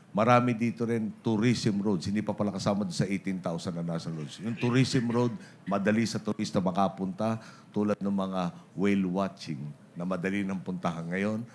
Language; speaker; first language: Filipino; native; Filipino